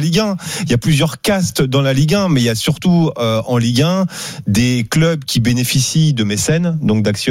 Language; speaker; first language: French; native; French